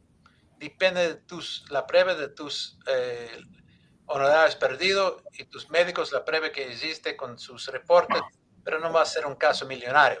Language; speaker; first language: Spanish; non-native, learner; English